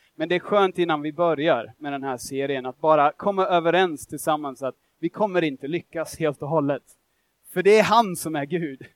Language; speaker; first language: Swedish; non-native, fluent; English